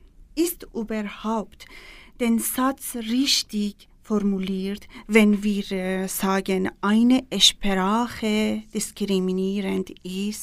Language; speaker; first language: German; non-native, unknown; Persian